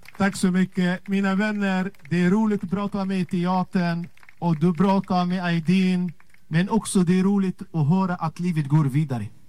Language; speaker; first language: Swedish; non-native, fluent; Arabic